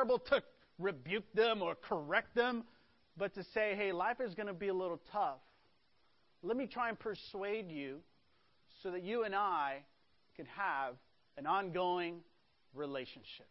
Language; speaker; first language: English; early bilingual, other home language; Spanish